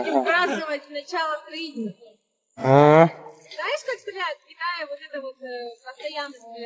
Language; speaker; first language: Russian; native; Russian